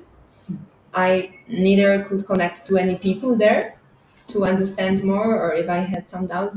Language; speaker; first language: English; non-native, fluent; Polish